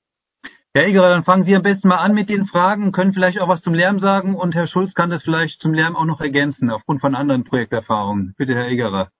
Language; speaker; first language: German; native; German